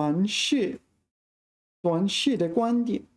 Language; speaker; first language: Chinese; non-native, fluent; English